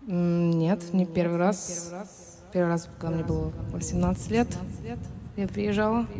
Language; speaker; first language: Russian; early bilingual, heritage; Russian